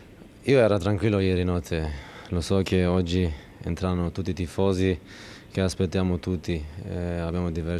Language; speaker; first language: Italian; non-native, learner; Turkish